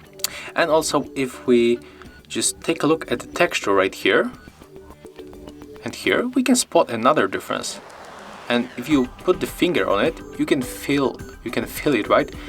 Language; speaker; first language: English; non-native, fluent; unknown